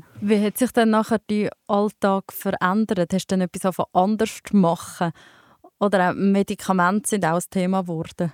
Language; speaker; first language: German; native; German